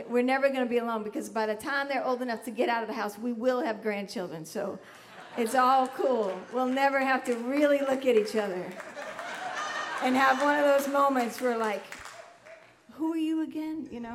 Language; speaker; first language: English; native; English